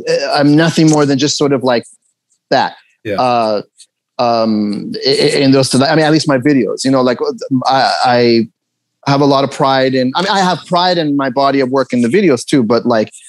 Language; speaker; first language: English; early bilingual, other home language; Persian